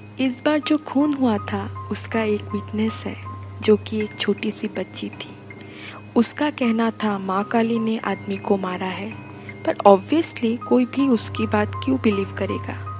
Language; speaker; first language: Hindi; non-native, local second language; Bangla